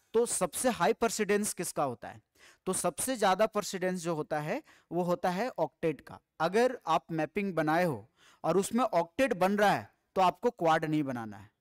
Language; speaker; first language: Hindi; native; Hindi